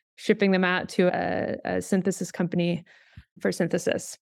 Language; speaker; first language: English; native; English